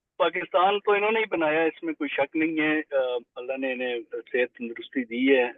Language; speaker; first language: Hindi; non-native, local second language; Punjabi